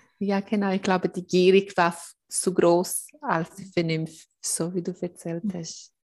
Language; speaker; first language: German; non-native, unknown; Portuguese